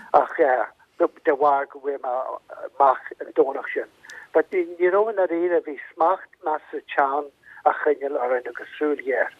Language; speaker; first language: Irish; native; Irish